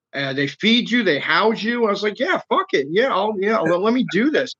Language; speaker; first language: English; native; English